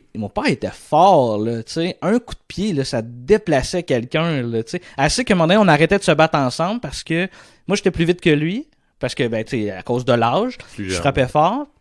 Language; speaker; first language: French; native; French